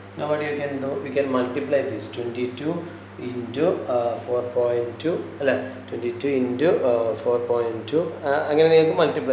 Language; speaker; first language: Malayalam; native; Malayalam